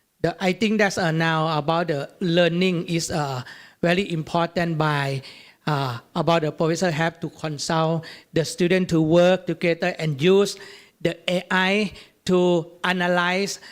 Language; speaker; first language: English; non-native, learner; Thai